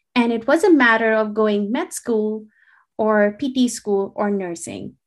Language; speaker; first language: English; non-native, local second language; Hindi